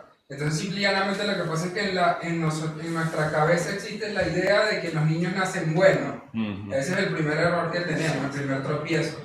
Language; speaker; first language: Spanish; native; Spanish